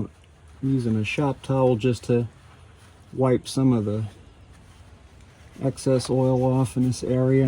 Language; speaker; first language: English; native; English